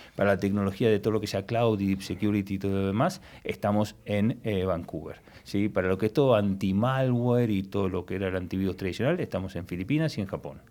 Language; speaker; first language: Spanish; native; Spanish